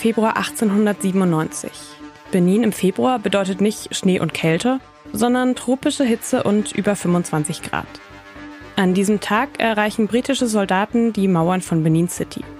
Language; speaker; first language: German; native; German